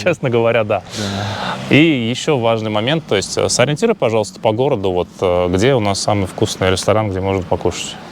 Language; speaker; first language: Russian; native; Russian